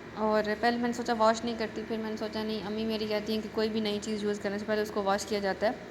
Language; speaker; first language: Urdu; native; Urdu